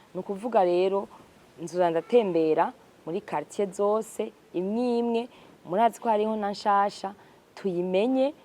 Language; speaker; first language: Rundi; early bilingual, heritage; Rundi